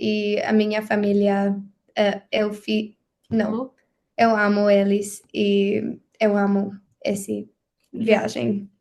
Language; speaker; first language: Portuguese; non-native, learner; English